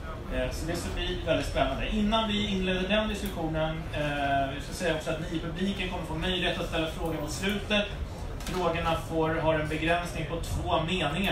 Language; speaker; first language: Swedish; native; Swedish